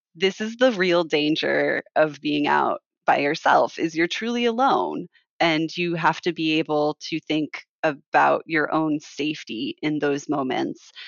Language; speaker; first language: English; native; English